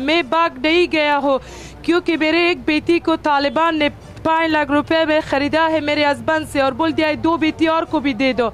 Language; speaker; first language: Hindi; non-native, learner; Persian